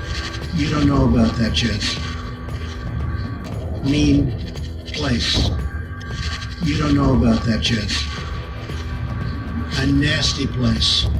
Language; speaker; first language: English; native; English